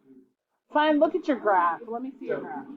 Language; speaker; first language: English; native; English